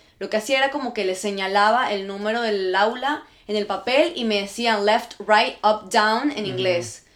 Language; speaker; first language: Spanish; native; Spanish